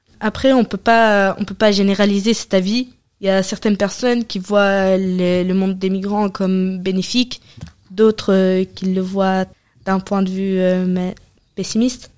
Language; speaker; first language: French; early bilingual, other home language; Arabic